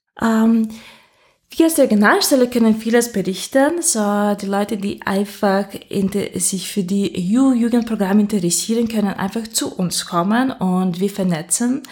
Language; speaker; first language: German; non-native, fluent; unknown